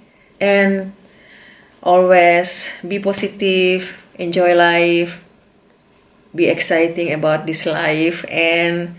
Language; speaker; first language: English; non-native, learner; Indonesian